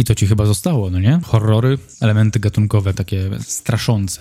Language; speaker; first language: Polish; native; Polish